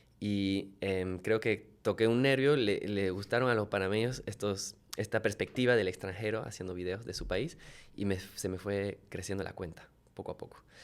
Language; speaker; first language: Spanish; early bilingual, other home language; French